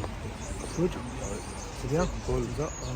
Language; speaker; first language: French; non-native, learner; Tibetan